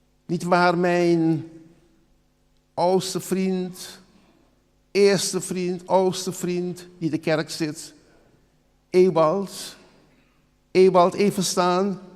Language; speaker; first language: Dutch; non-native, local second language; Papiamento